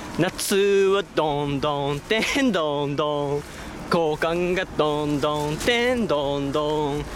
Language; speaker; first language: Japanese; native; Japanese